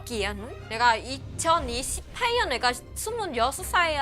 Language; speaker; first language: Korean; non-native, learner; Vietnamese